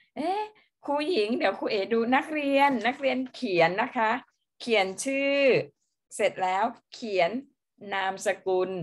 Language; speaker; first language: Thai; native; Thai